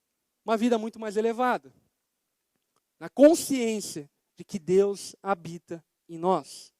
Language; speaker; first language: Portuguese; native; Portuguese